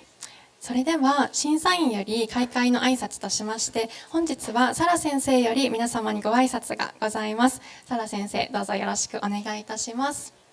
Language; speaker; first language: Japanese; native; Japanese